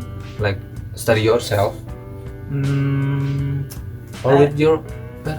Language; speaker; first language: English; non-native, learner; Indonesian